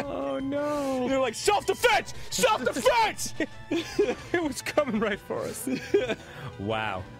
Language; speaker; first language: English; native; English